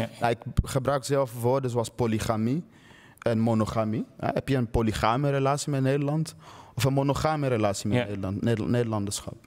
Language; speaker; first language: Dutch; early bilingual, other home language; Swahili